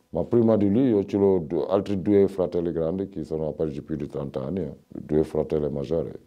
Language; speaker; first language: Italian; non-native, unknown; Wolof